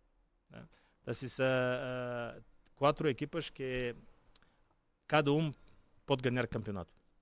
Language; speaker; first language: Portuguese; non-native, fluent; Bulgarian